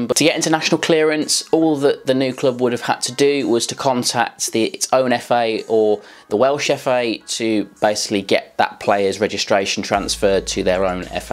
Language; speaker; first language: English; native; English